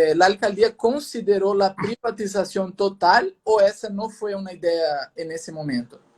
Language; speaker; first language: Spanish; non-native, fluent; Portuguese